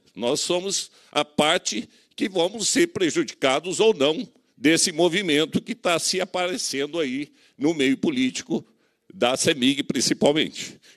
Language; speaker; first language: Portuguese; native; Portuguese